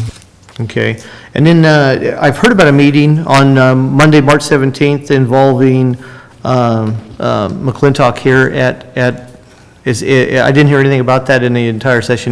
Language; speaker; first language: English; native; English